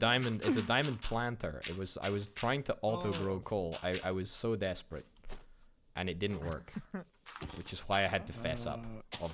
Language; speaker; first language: English; native; English